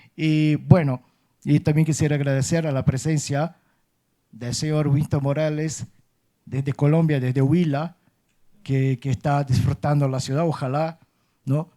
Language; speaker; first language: Spanish; non-native, fluent; Portuguese